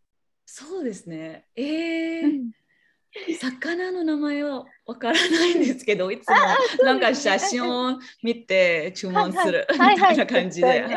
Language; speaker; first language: Japanese; non-native, learner; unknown